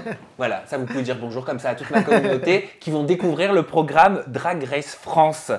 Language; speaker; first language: French; native; French